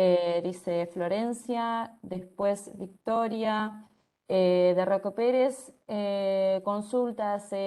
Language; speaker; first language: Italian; non-native, learner; Spanish